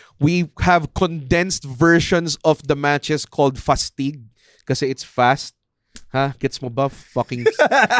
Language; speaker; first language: English; non-native, local second language; Filipino